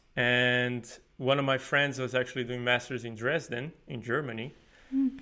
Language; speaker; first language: English; non-native, fluent; Portuguese